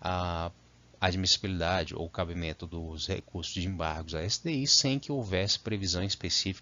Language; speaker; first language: Portuguese; native; Portuguese